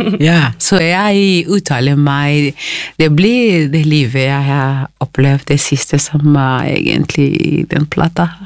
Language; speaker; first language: Norwegian; non-native, fluent; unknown